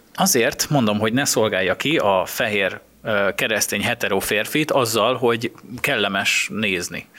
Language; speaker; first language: Hungarian; native; Hungarian